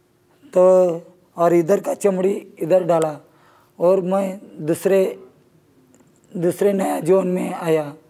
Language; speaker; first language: Hindi; non-native, local second language; Marathi